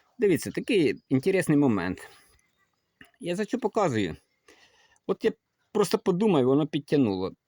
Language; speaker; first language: Ukrainian; non-native, local second language; Russian